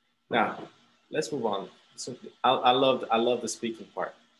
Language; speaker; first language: English; early bilingual, other home language; Spanish